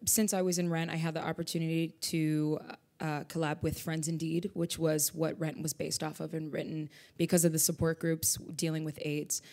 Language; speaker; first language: English; native; English